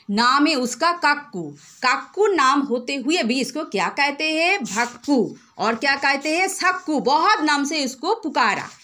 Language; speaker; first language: Hindi; non-native, local second language; Bangla